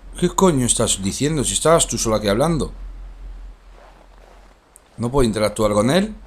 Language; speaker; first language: Spanish; native; Spanish